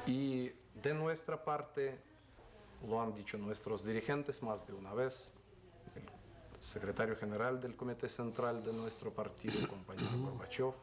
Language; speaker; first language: Spanish; non-native, fluent; Russian